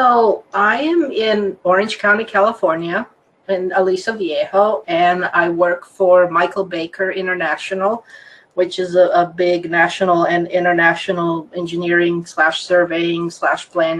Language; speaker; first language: English; non-native, fluent; Croatian